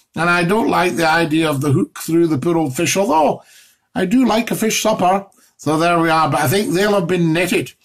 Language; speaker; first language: English; native; English